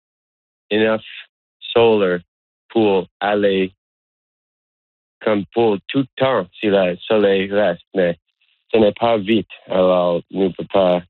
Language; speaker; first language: French; non-native, learner; English